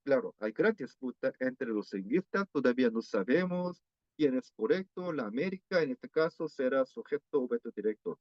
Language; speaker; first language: Spanish; non-native, fluent; Korean